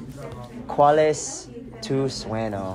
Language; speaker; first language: Spanish; non-native, learner; English